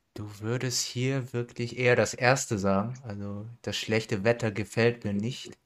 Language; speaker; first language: German; native; German